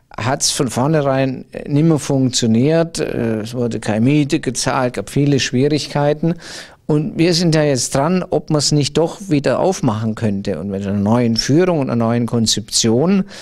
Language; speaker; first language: German; native; German